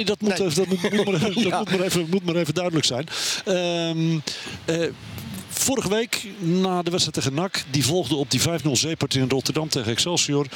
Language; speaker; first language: Dutch; native; Dutch